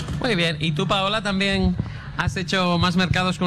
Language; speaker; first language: Spanish; native; Spanish